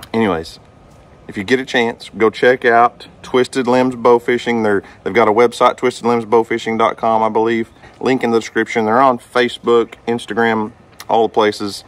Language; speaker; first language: English; native; English